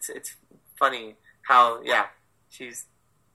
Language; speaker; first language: English; native; English